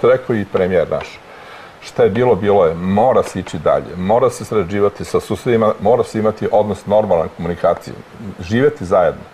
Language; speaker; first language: Croatian; native; Croatian